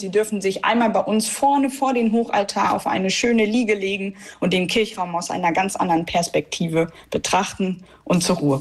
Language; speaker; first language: German; native; German